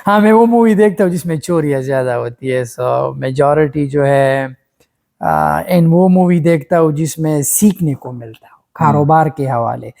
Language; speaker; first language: Urdu; non-native, local second language; Pashto